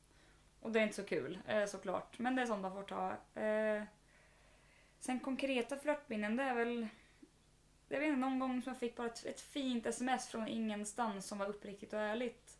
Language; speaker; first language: Swedish; native; Swedish